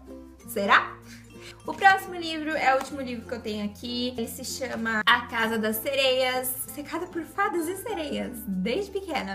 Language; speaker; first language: Portuguese; native; Portuguese